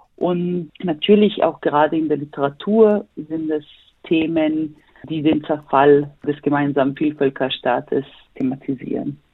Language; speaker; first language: German; non-native, fluent; Bosnian